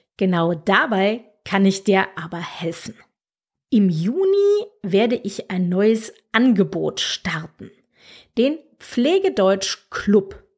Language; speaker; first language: German; native; German